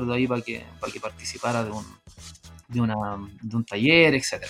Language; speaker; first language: Spanish; native; Spanish